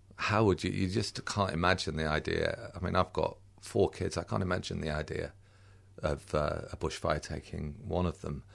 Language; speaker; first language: English; native; English